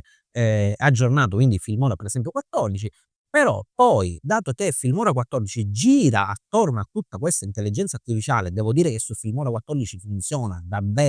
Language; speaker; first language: Italian; native; Italian